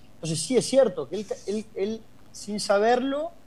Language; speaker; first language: Spanish; native; Spanish